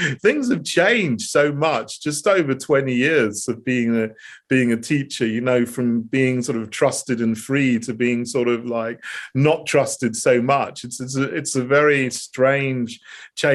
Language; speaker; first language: English; native; English